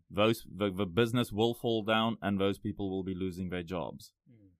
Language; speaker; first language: English; non-native, local second language; Afrikaans